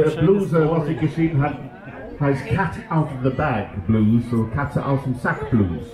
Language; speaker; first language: German; non-native, learner; English